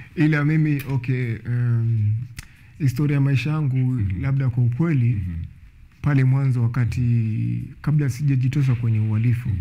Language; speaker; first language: Swahili; native; Swahili